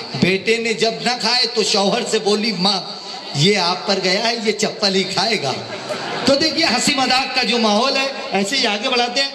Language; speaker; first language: Hindi; native; Hindi